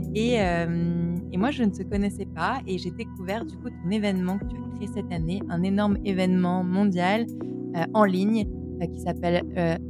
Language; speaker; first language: French; native; French